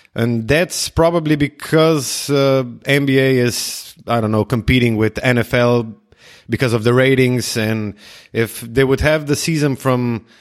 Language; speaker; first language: English; non-native, fluent; Slovenian